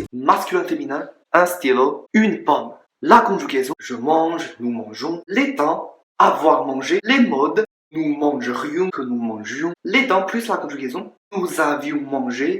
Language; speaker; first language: French; non-native, learner; Chinese